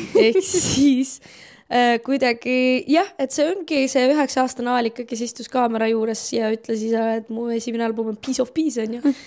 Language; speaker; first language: Estonian; non-native, local second language; Russian